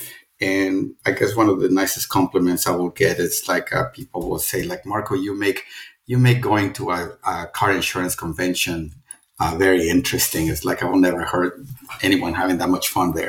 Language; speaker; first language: English; non-native, fluent; Spanish